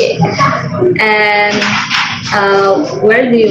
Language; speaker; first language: English; non-native, learner; Indonesian